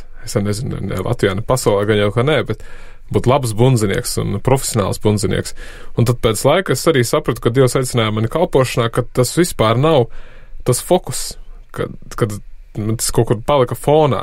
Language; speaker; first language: Latvian; native; Latvian